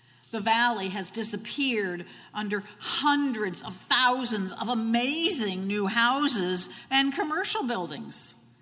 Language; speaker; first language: English; native; English